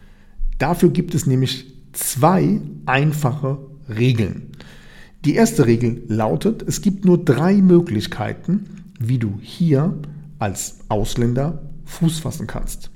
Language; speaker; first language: German; native; German